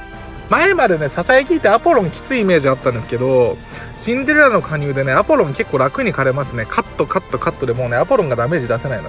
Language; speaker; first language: Japanese; native; Japanese